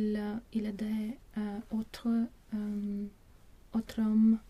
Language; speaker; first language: French; non-native, learner; Latvian